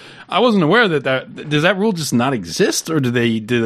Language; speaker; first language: English; native; English